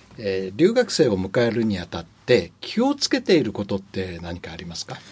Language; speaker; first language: Japanese; native; Japanese